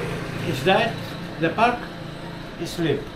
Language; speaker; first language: English; non-native, learner; Greek